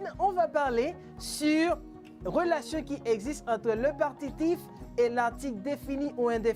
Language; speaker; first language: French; non-native, fluent; Spanish